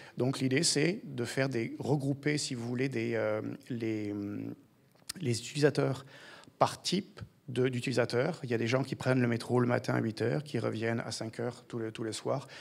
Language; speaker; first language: French; native; French